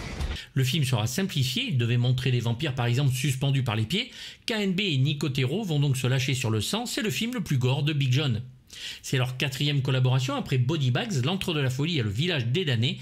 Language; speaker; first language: French; native; French